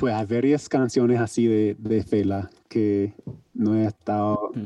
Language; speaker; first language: Spanish; non-native, learner; English